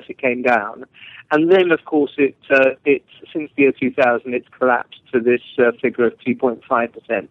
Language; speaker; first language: English; native; English